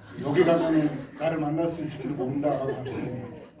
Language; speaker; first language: Korean; native; Korean